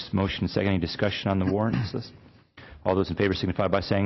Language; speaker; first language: English; native; English